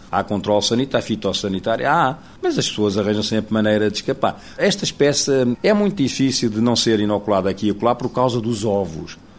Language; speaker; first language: Portuguese; native; Portuguese